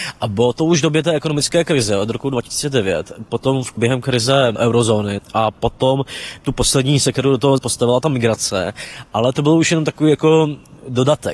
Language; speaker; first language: Czech; native; Czech